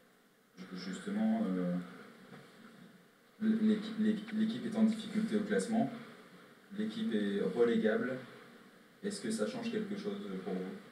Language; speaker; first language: French; native; French